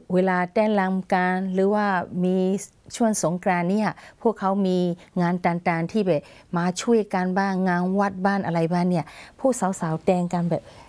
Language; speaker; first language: Thai; non-native, fluent; Burmese